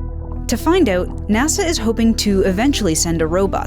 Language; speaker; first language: English; native; English